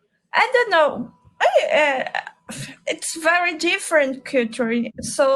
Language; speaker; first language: English; non-native, learner; Portuguese